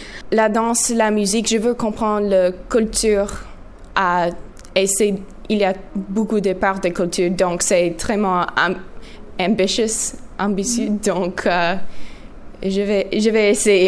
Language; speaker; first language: French; non-native, learner; English